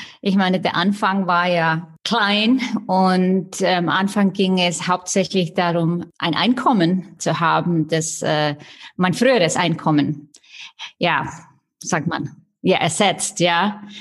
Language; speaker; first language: German; non-native, fluent; Icelandic